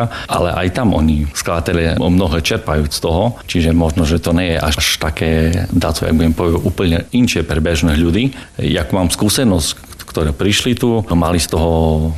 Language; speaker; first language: Slovak; native; Slovak